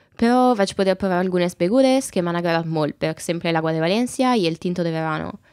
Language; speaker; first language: Catalan; non-native, fluent; Italian